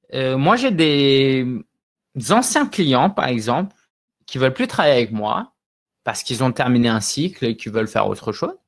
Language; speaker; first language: French; native; French